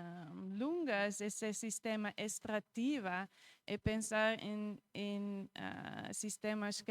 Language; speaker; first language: Portuguese; non-native, fluent; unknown